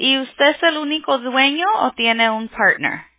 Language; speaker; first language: Spanish; early bilingual, heritage; Spanish